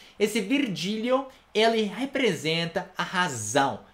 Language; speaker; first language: Portuguese; non-native, fluent; Italian